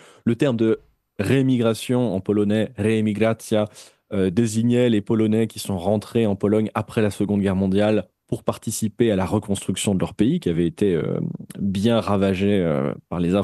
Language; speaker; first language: French; native; French